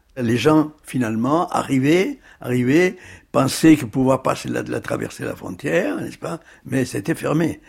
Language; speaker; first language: French; early bilingual, other home language; Spanish